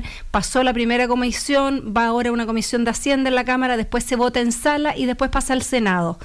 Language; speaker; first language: Spanish; native; Spanish